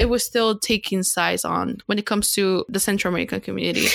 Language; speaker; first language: English; non-native, fluent; Spanish